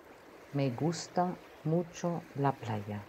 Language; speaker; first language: Spanish; non-native, fluent; German